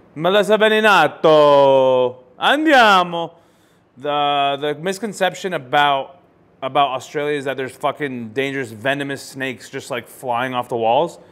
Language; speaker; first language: English; native; English